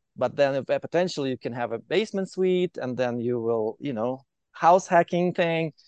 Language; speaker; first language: English; non-native, fluent; Ukrainian